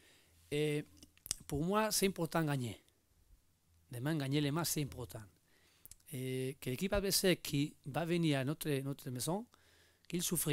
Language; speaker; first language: French; non-native, learner; Spanish